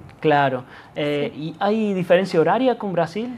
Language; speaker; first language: Portuguese; non-native, learner; Spanish